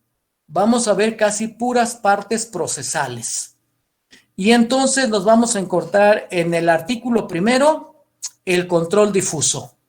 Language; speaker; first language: Spanish; native; Spanish